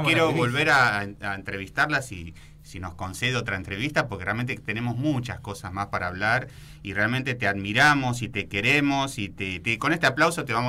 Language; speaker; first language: Spanish; native; Spanish